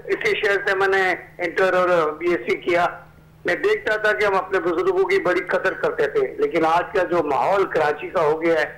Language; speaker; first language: Urdu; native; Urdu